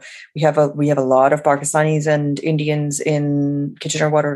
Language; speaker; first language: English; non-native, local second language; Urdu